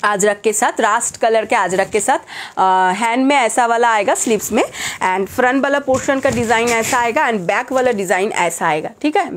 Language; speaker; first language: Hindi; non-native, local second language; Bangla